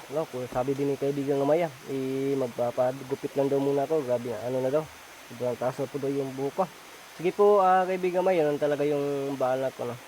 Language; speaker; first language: Filipino; non-native, local second language; Cebuano